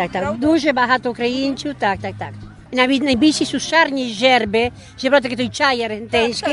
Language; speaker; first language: Ukrainian; early bilingual, heritage; Ukrainian